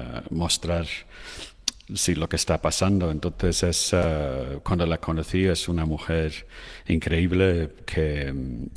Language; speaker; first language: Spanish; non-native, fluent; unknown